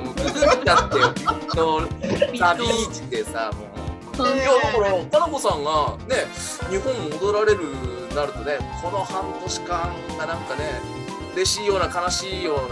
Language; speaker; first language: Japanese; native; Japanese